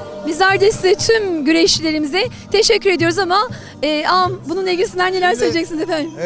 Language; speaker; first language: Turkish; native; Turkish